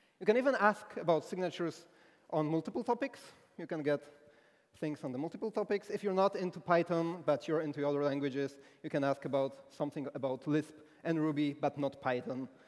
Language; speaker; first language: English; non-native, fluent; Polish